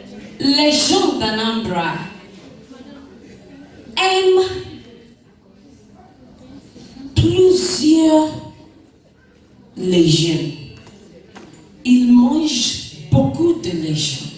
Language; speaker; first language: French; non-native, learner; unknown